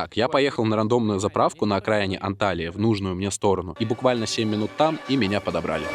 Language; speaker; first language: Russian; native; Russian